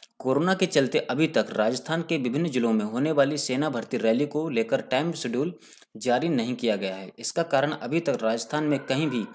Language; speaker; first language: Hindi; native; Hindi